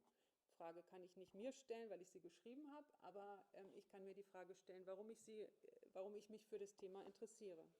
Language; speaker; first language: German; native; German